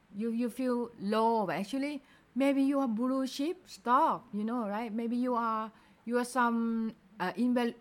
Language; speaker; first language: English; non-native, learner; Thai